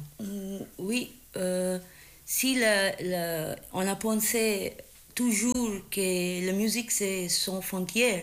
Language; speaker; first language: French; non-native, learner; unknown